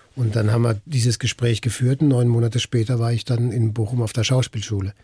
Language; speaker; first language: German; native; German